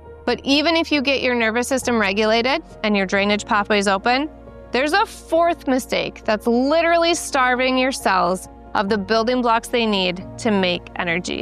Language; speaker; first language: English; native; English